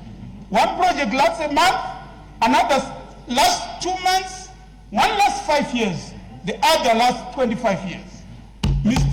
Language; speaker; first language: English; non-native, local second language; Shona